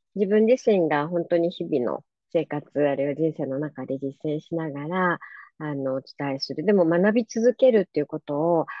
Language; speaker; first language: Japanese; native; Japanese